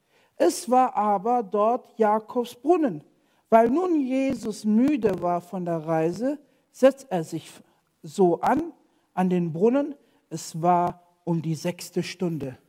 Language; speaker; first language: German; non-native, fluent; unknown